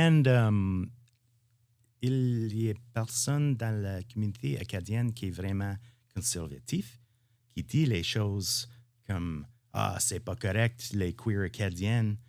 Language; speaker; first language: French; non-native, learner; English